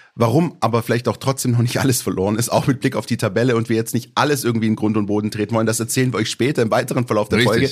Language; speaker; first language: German; native; German